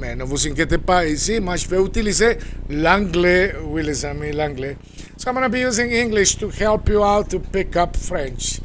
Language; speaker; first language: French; non-native, fluent; Spanish